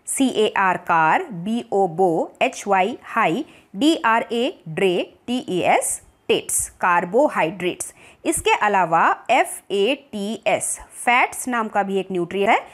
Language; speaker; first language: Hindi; non-native, local second language; Bangla